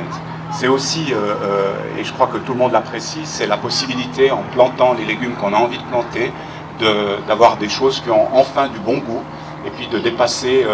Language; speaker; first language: French; native; French